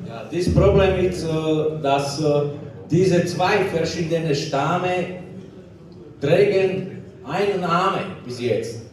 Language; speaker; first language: German; non-native, learner; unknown